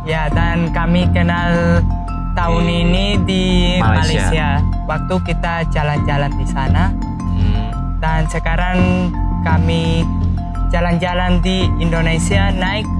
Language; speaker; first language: Indonesian; non-native, fluent; Spanish